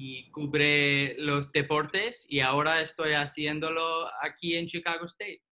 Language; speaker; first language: Spanish; non-native, learner; English